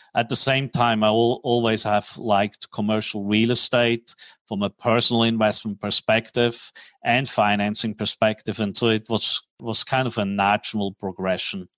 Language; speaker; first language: English; non-native, fluent; German